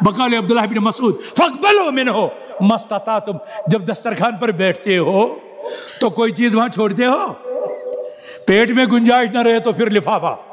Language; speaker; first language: Urdu; non-native, local second language; Kashmiri